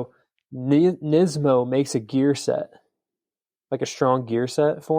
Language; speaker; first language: English; native; English